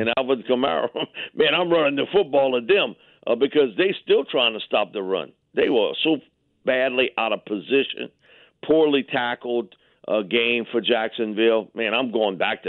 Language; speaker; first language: English; native; English